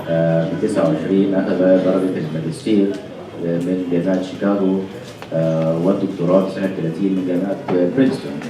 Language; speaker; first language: Arabic; native; Arabic